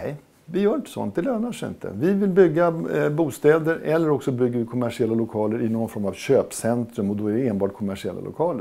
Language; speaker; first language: Swedish; native; Swedish